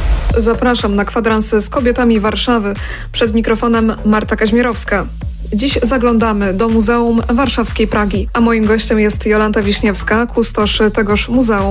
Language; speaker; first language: Polish; native; Polish